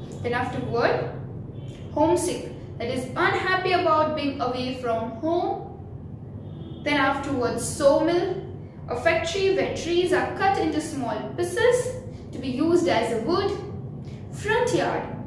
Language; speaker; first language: English; non-native, local second language; Gujarati